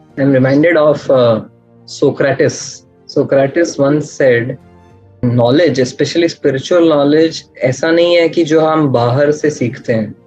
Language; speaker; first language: Hindi; native; Hindi